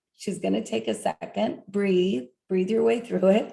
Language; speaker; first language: English; native; English